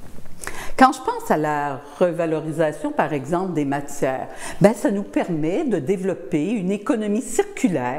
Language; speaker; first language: French; native; French